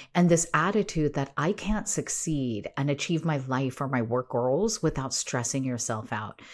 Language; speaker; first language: English; native; English